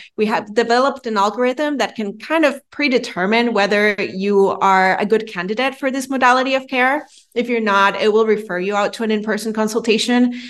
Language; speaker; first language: English; non-native, fluent; Spanish